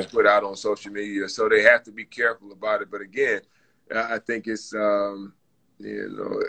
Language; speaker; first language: English; native; English